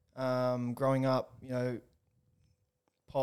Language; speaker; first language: English; native; English